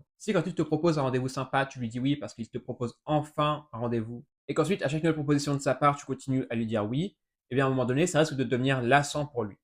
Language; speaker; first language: French; native; French